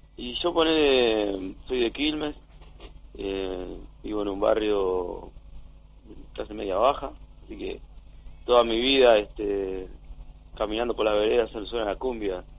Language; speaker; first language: Spanish; native; Spanish